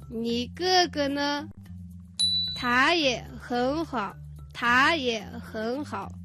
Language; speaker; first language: Chinese; non-native, fluent; Mongolian